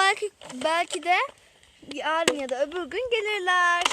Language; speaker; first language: Turkish; native; Turkish